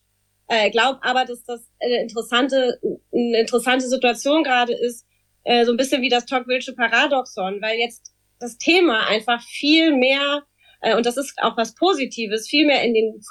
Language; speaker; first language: German; native; German